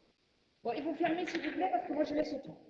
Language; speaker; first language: French; native; French